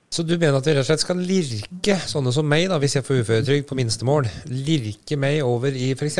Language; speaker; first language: Norwegian; native; Norwegian